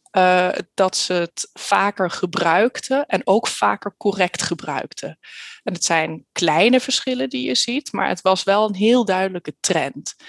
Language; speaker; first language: Dutch; early bilingual, heritage; Dutch